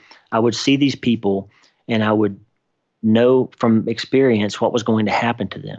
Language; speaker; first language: English; native; English